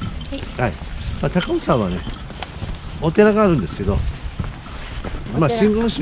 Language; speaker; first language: Japanese; native; Japanese